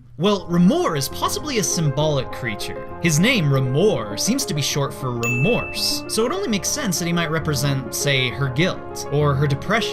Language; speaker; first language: English; native; English